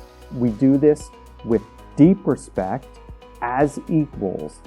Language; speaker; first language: English; native; English